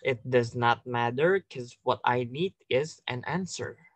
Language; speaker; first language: English; non-native, fluent; Indonesian